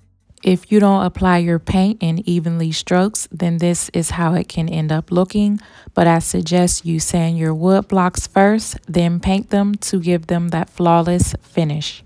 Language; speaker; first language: English; native; English